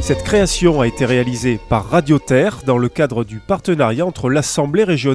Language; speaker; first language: French; native; French